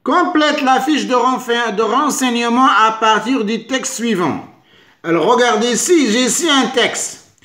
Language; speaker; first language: French; non-native, local second language; Arabic